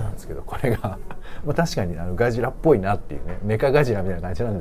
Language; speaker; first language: Japanese; native; Japanese